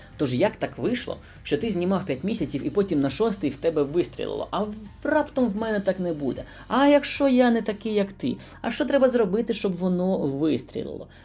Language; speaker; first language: Ukrainian; non-native, local second language; Russian